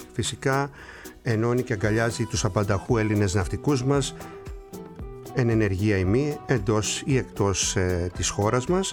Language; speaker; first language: Greek; native; Greek